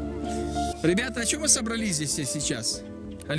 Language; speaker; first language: Russian; native; Russian